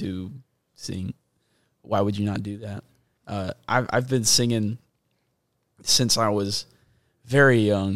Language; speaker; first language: English; native; English